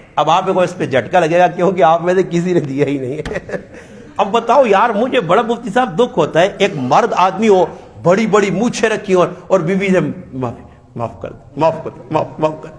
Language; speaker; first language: Urdu; non-native, local second language; Northern Hindko